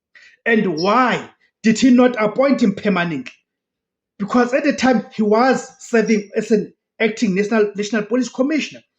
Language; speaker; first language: English; non-native, local second language; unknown